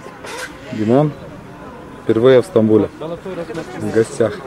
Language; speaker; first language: Russian; native; Russian